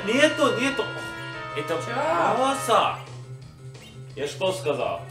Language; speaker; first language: Russian; non-native, learner; English